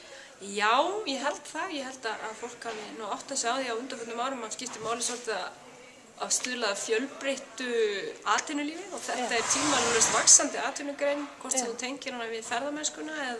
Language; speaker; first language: Icelandic; native; Icelandic